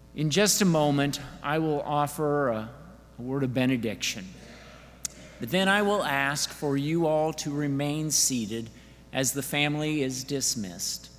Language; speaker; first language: English; native; English